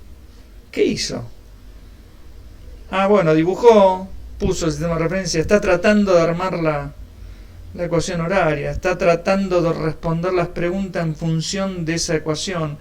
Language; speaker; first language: Spanish; native; Spanish